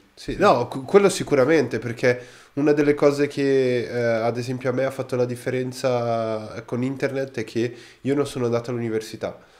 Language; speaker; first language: Italian; native; Italian